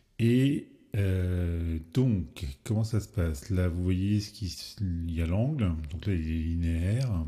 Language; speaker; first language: French; native; French